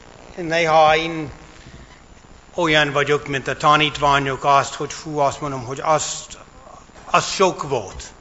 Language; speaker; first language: Hungarian; non-native, fluent; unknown